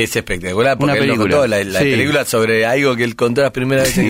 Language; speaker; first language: Spanish; native; Spanish